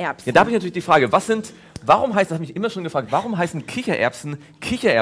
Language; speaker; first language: German; native; German